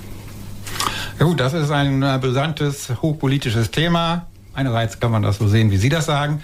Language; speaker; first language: German; native; German